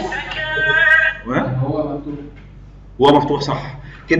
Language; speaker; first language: Arabic; native; Arabic